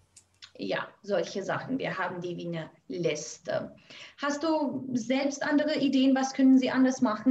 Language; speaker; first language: German; non-native, fluent; Albanian